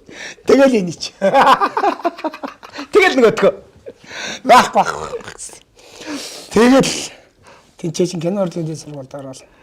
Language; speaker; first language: Mongolian; native; Mongolian